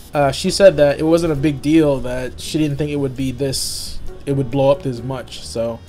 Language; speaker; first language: English; native; English